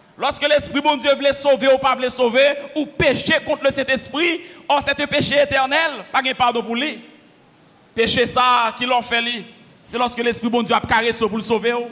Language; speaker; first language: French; non-native, local second language; Haitian Creole